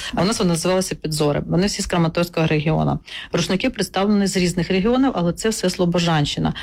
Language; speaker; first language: Ukrainian; non-native, local second language; Russian